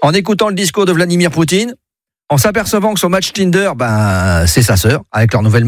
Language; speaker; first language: French; native; French